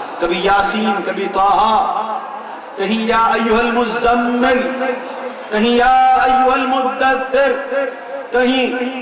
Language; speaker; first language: Urdu; native; Urdu